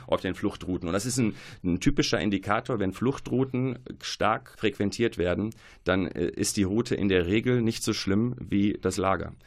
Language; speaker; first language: German; early bilingual, other home language; Arabic